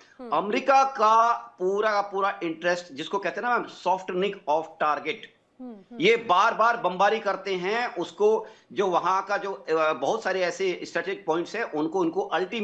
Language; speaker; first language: Hindi; native; Hindi